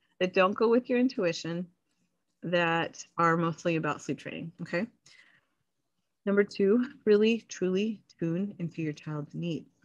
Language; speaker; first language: English; native; English